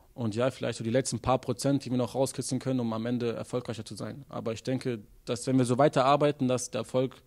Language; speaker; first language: German; native; German